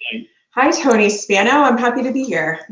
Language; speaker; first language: English; native; English